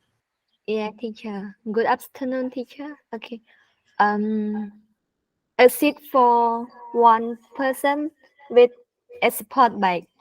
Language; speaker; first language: English; non-native, learner; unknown